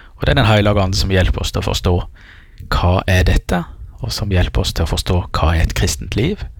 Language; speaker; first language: Norwegian; native; Norwegian